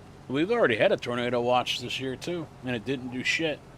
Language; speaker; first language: English; native; English